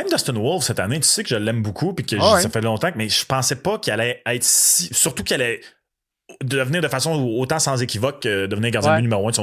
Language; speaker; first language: French; native; French